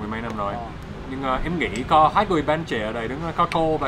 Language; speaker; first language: Vietnamese; non-native, learner; English